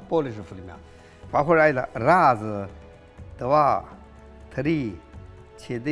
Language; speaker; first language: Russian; non-native, learner; Chinese